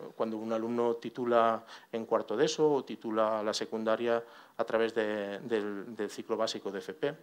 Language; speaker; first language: Spanish; non-native, local second language; Catalan